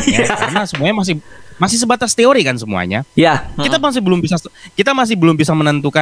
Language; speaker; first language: Indonesian; native; Indonesian